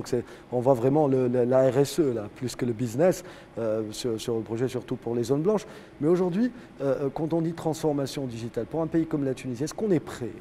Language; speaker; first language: French; non-native, local second language; Arabic